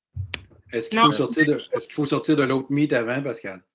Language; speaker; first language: French; native; French